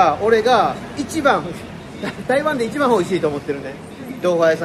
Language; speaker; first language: Japanese; native; Japanese